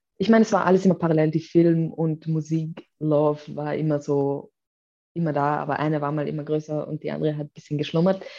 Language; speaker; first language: German; native; German